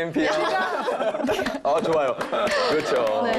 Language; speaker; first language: Korean; native; Korean